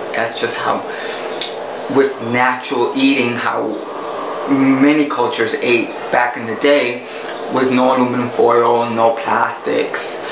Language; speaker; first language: English; early bilingual, other home language; Spanish